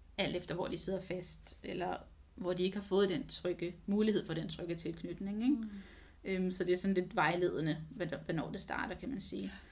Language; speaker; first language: Danish; non-native, fluent; English